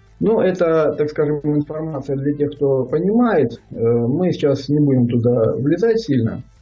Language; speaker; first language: Russian; native; Russian